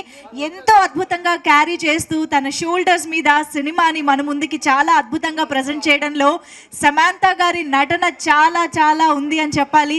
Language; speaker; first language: Telugu; native; Telugu